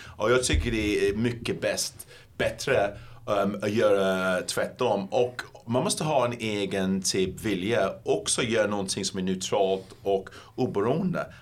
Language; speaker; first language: Swedish; non-native, fluent; English